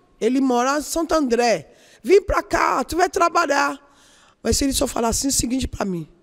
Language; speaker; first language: Portuguese; non-native, learner; Yoruba